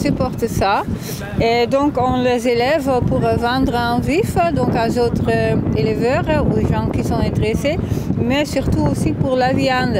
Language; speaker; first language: French; non-native, fluent; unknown